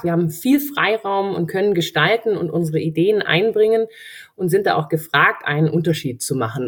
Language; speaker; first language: German; native; German